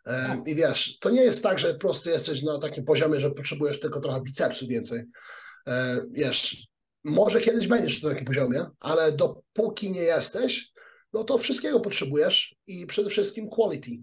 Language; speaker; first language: Polish; early bilingual, heritage; Polish